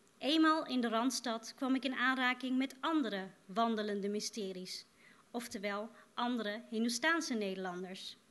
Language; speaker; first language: Dutch; native; Dutch